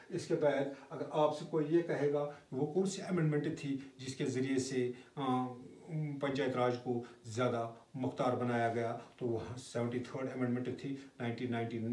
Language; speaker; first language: Urdu; non-native, local second language; Kashmiri